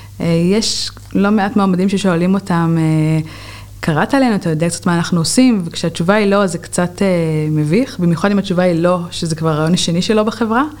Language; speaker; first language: Hebrew; native; Hebrew